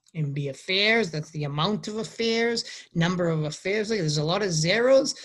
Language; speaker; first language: English; native; English